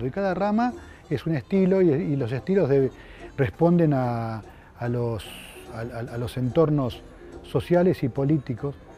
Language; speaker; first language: Spanish; native; Spanish